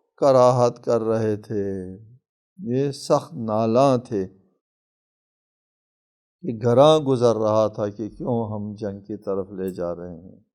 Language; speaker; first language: Urdu; non-native, local second language; Balti